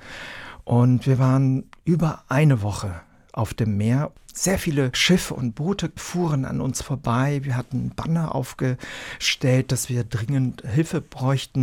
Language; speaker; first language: German; early bilingual, other home language; Vietnamese